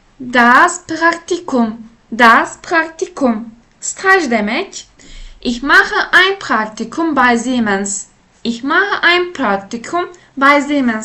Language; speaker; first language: German; non-native, fluent; Turkish